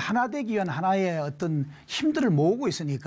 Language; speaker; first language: Korean; native; Korean